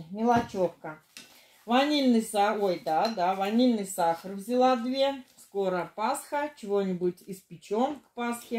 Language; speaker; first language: Russian; native; Russian